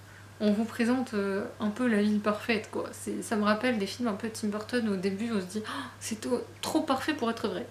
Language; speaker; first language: French; native; French